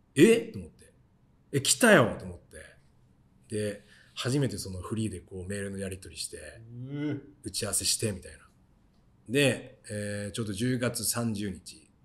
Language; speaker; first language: Japanese; native; Japanese